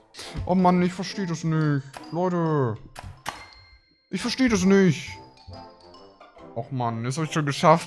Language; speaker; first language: German; native; German